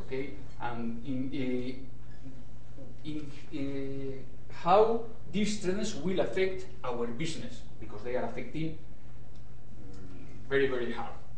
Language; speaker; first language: English; non-native, learner; Basque